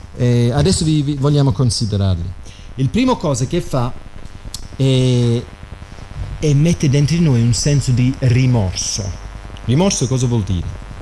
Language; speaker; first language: Italian; non-native, fluent; English